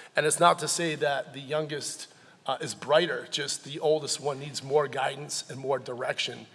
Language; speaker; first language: English; native; English